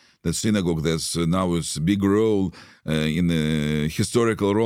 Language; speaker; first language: English; non-native, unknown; Russian